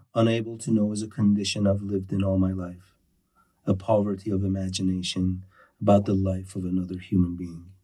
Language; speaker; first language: English; early bilingual, other home language; Persian